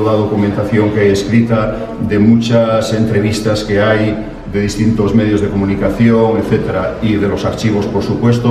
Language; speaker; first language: Spanish; native; Spanish